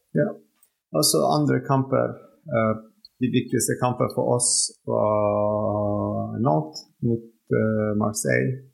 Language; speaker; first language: Norwegian; non-native, fluent; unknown